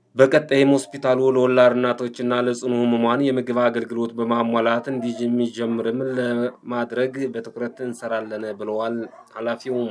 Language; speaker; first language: Amharic; native; Amharic